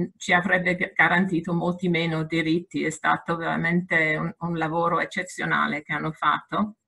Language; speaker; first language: Italian; non-native, fluent; English